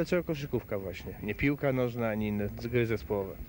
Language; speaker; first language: Polish; native; Polish